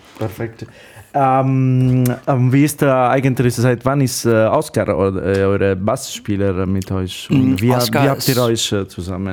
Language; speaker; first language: German; non-native, learner; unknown